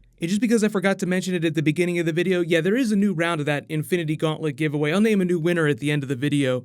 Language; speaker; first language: English; native; English